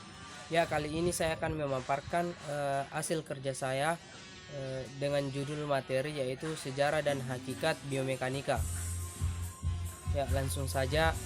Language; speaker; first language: Indonesian; native; Indonesian